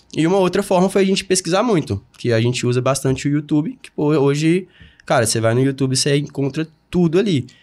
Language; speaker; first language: Portuguese; native; Portuguese